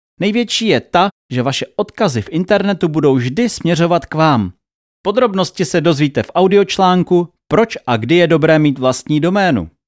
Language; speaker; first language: Czech; native; Czech